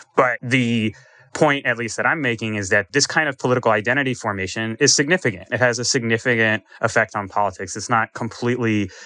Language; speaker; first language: English; native; English